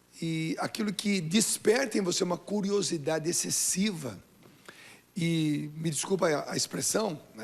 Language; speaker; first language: Portuguese; native; Portuguese